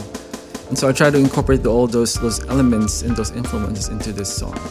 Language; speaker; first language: English; non-native, local second language; Filipino